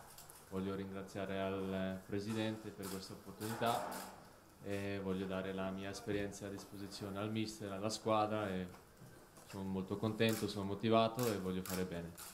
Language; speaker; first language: Italian; non-native, fluent; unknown